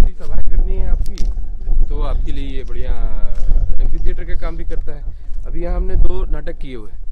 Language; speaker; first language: Hindi; native; Hindi